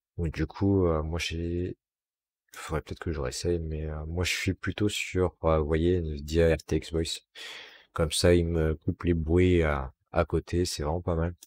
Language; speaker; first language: French; native; French